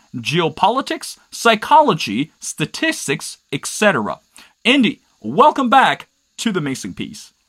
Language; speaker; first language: English; non-native, fluent; Chinese